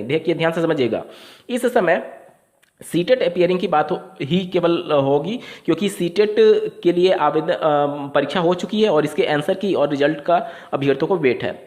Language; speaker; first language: Hindi; native; Hindi